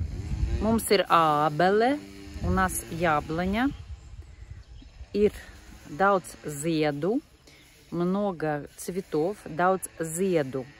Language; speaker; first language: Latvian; non-native, local second language; Russian